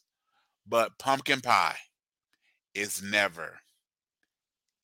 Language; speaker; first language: English; native; English